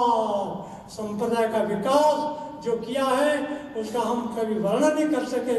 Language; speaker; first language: Hindi; native; Hindi